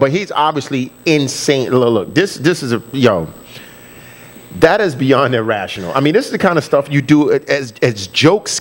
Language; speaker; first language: English; native; English